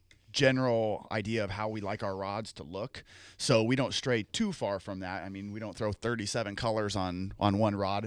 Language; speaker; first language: English; native; English